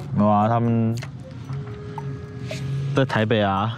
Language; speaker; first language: Chinese; native; Chinese